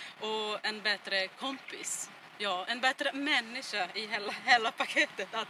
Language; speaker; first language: Swedish; non-native, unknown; Portuguese